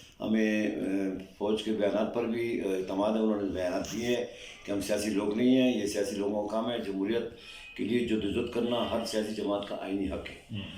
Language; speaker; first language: Urdu; non-native, local second language; Pashto